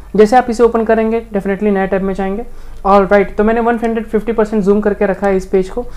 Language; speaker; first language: Hindi; native; Hindi